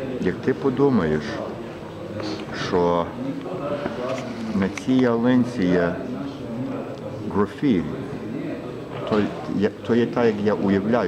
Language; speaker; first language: Ukrainian; early bilingual, heritage; Ukrainian